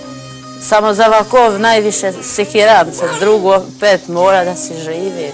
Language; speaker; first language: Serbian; non-native, learner; Albanian